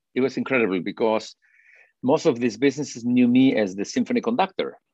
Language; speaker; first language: English; non-native, fluent; Spanish